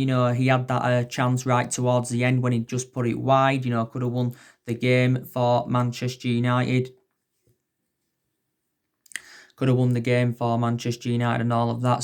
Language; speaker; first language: English; native; English